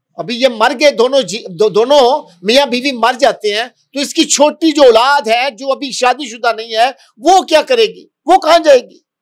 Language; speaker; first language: Urdu; non-native, local second language; Punjabi